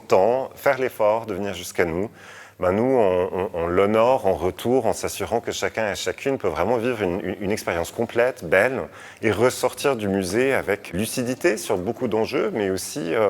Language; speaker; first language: French; native; French